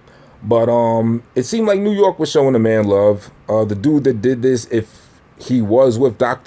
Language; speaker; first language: English; native; English